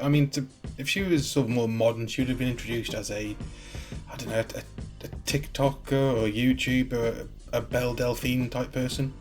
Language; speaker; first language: English; native; English